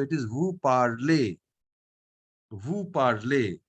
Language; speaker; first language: French; non-native, fluent; Bangla